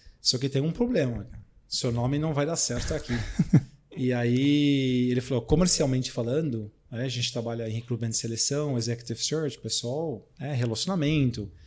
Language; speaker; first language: Portuguese; non-native, fluent; Dutch